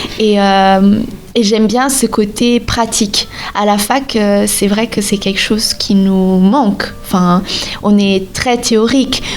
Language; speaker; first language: French; non-native, fluent; Portuguese